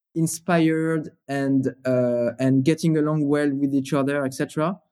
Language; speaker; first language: English; non-native, fluent; French